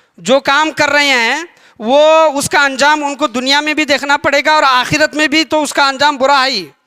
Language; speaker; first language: Urdu; native; Urdu